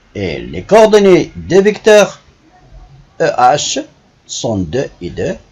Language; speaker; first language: French; non-native, local second language; Arabic